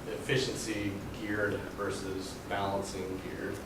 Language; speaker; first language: English; native; English